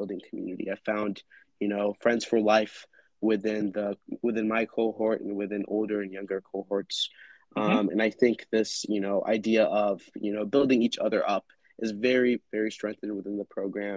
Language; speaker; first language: English; native; English